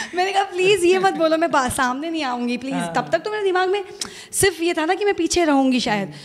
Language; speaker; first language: Hindi; native; Hindi